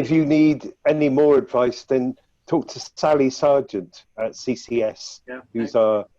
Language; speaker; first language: English; native; English